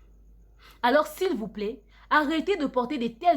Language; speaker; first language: French; non-native, local second language; Lingala